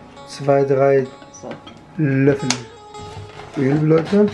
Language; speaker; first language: German; early bilingual, other home language; Kurdish